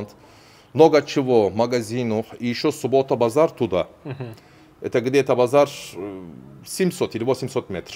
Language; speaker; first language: Russian; non-native, learner; Turkish